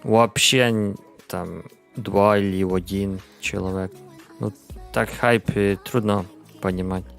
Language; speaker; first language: Russian; non-native, learner; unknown